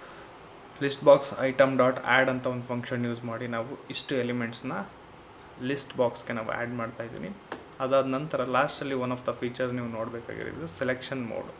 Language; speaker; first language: Kannada; native; Kannada